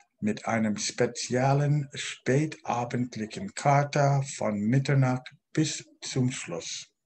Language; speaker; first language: German; non-native, learner; English